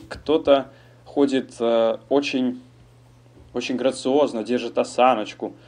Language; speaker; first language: Russian; native; Russian